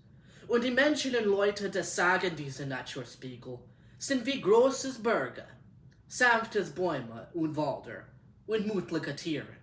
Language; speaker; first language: German; non-native, learner; English